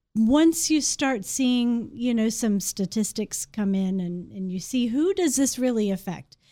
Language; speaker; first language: English; native; English